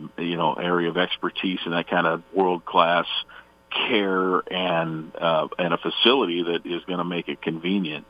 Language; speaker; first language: English; native; English